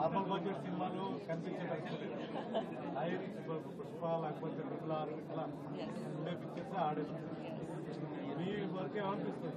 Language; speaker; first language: Telugu; native; Telugu